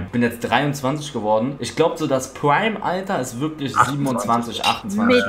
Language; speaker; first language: German; native; German